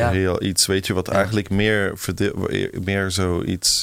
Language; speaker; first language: Dutch; non-native, fluent; German